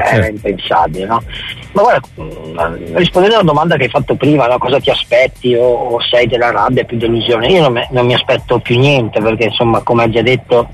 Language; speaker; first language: Italian; native; Italian